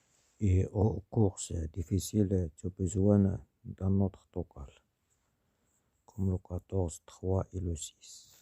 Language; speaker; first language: French; non-native, learner; Arabic